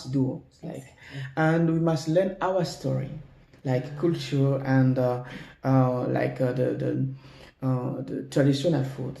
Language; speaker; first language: English; non-native, learner; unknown